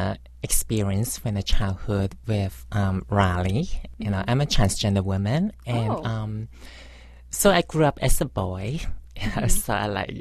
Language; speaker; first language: English; non-native, local second language; Cantonese